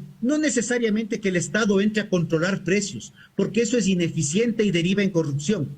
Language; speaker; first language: Spanish; native; Spanish